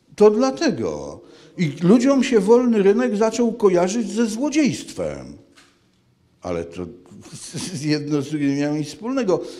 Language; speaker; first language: Polish; native; Polish